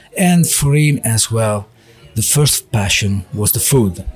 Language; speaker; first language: English; non-native, learner; Italian